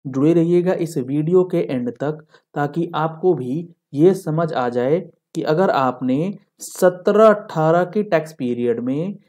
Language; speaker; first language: Hindi; native; Hindi